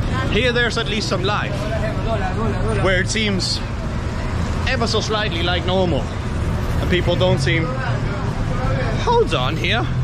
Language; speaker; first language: English; non-native, fluent; Danish